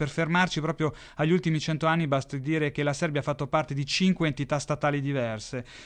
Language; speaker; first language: Italian; native; Italian